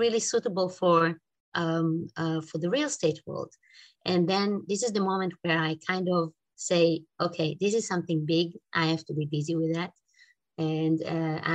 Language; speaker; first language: English; non-native, fluent; Hebrew